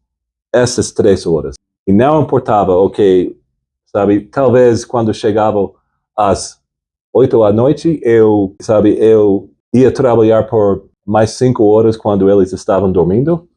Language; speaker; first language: Portuguese; non-native, fluent; English